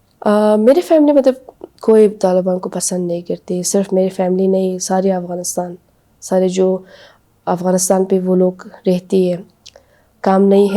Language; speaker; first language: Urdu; non-native, learner; Persian